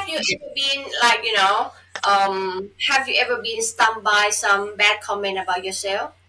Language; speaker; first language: English; non-native, fluent; Thai